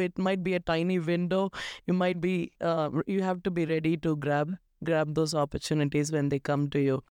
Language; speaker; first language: English; non-native, local second language; Malayalam